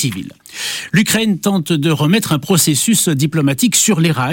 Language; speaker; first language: French; native; French